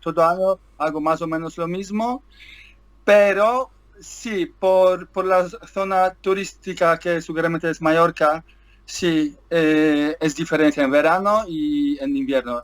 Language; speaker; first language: Spanish; non-native, learner; Polish